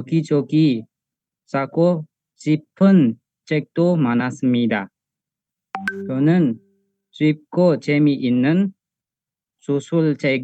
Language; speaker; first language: Korean; non-native, learner; Indonesian